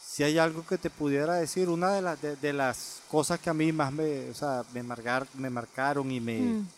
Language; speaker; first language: Spanish; native; Spanish